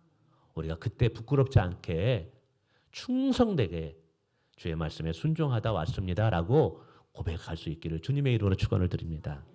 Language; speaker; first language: Korean; native; Korean